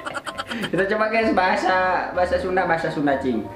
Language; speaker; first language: Indonesian; non-native, local second language; Sundanese